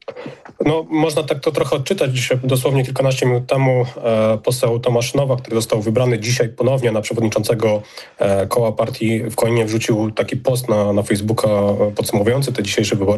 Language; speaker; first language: Polish; native; Polish